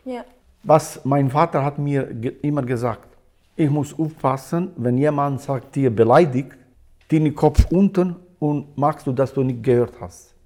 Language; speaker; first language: German; non-native, learner; Albanian